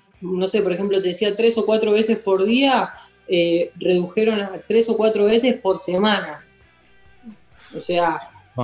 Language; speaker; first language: Spanish; native; Spanish